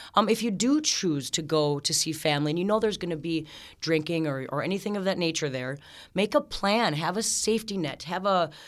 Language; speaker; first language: English; native; English